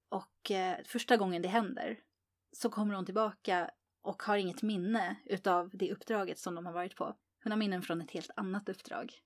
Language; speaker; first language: Swedish; native; Swedish